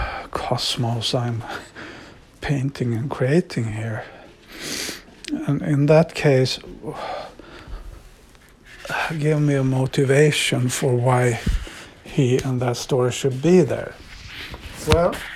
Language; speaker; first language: English; non-native, fluent; Swedish